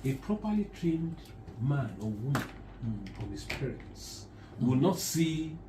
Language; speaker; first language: English; non-native, local second language; Yoruba